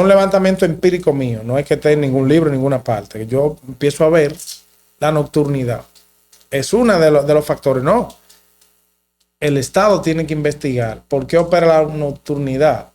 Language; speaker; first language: Spanish; native; Spanish